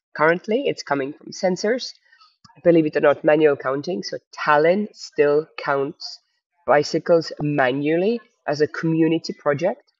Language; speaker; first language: English; non-native, fluent; Estonian